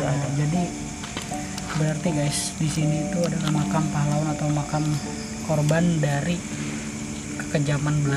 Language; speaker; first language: Indonesian; native; Indonesian